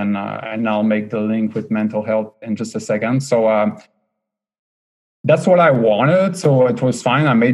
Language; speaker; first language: English; non-native, fluent; French